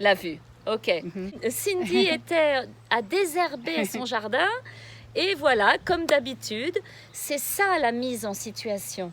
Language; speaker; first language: French; native; French